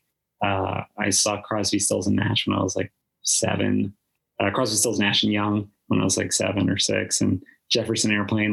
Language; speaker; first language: English; native; English